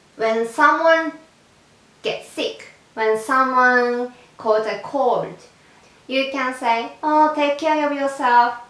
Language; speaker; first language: English; non-native, fluent; Japanese